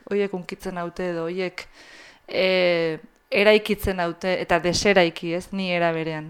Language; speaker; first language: Basque; native; Basque